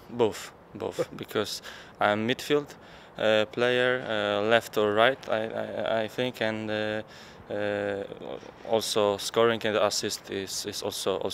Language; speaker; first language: English; non-native, learner; Polish